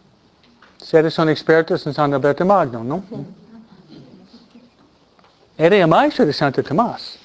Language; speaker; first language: Spanish; non-native, fluent; English